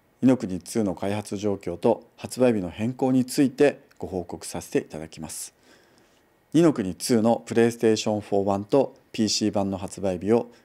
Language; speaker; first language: Japanese; native; Japanese